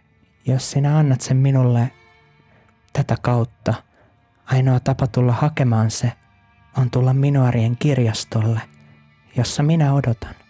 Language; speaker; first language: Finnish; native; Finnish